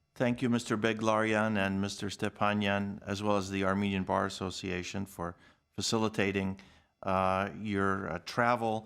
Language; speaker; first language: English; early bilingual, other home language; Armenian